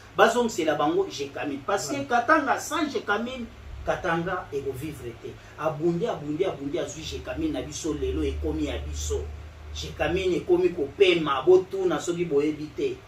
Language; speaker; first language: Lingala; non-native, local second language; Swahili